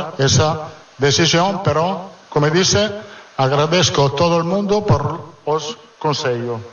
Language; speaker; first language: Portuguese; non-native, fluent; Italian